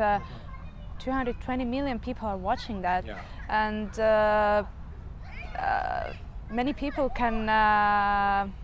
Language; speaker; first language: English; non-native, fluent; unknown